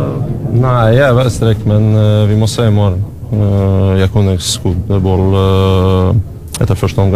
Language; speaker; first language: Norwegian; non-native, learner; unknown